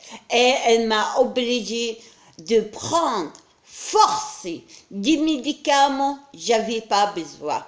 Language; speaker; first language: French; non-native, learner; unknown